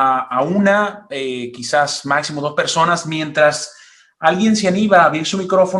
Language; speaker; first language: Spanish; native; Spanish